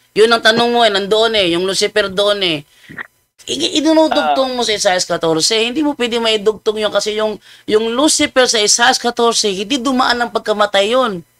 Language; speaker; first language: Filipino; non-native, local second language; Cebuano